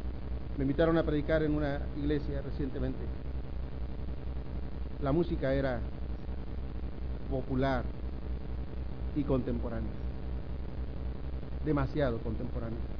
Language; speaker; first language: Spanish; native; Spanish